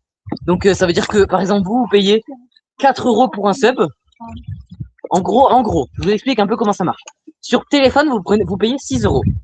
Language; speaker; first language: French; native; French